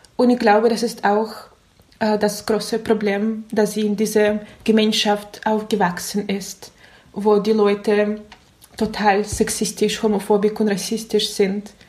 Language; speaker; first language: German; non-native, learner; Russian